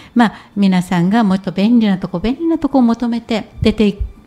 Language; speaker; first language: Japanese; native; Japanese